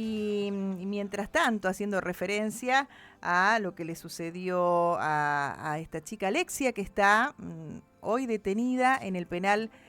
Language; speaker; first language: Spanish; native; Spanish